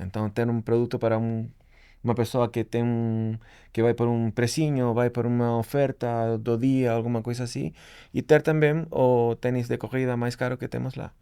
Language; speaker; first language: Portuguese; non-native, fluent; Spanish